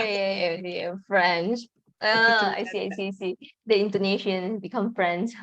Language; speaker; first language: English; non-native, learner; Indonesian